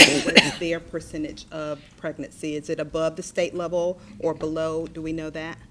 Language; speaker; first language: English; native; English